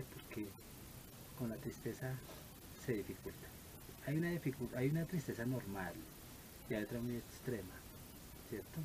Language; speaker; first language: Spanish; native; Spanish